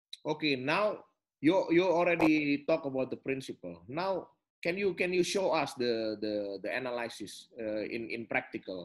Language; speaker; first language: English; non-native, fluent; Indonesian